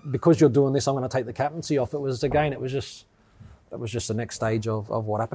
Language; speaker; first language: English; native; English